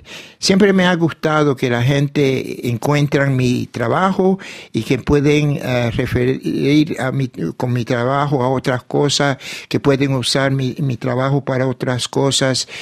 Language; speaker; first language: Spanish; early bilingual, heritage; Spanish